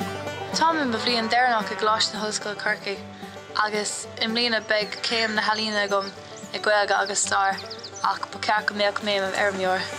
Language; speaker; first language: Irish; non-native, local second language; English